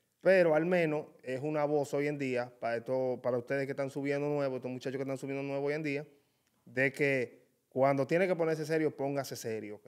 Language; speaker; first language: Spanish; native; Spanish